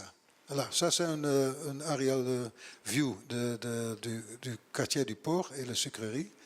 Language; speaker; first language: French; non-native, learner; Dutch